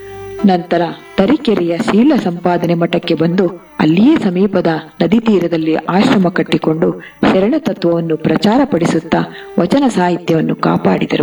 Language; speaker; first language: Kannada; native; Kannada